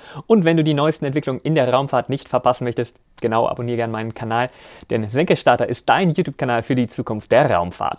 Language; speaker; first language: German; native; German